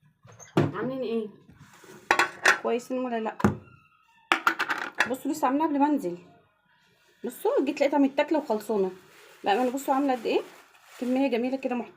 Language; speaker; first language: Arabic; native; Arabic